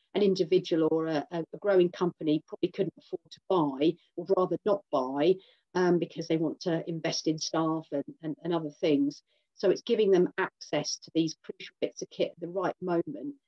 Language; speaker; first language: English; native; English